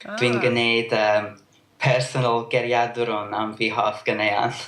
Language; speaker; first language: Welsh; non-native, learner; English